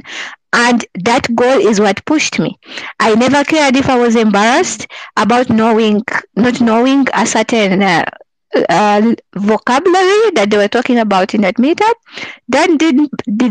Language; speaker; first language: English; non-native, local second language; Ganda